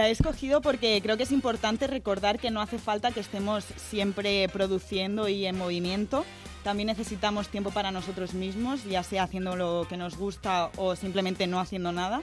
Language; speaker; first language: Spanish; native; Spanish